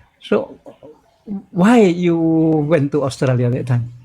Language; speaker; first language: English; non-native, learner; Indonesian